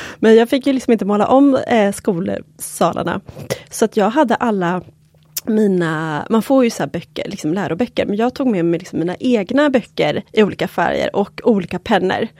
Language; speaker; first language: Swedish; early bilingual, other home language; Polish